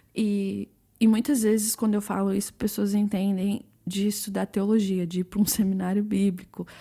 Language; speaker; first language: Portuguese; early bilingual, other home language; English